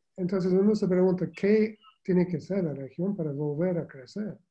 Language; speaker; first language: Spanish; non-native, fluent; English